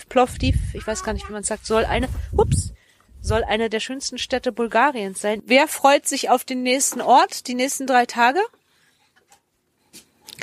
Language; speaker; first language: German; native; German